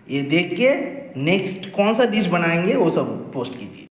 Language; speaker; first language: Hindi; non-native, local second language; Bangla